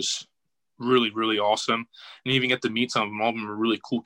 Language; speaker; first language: English; native; English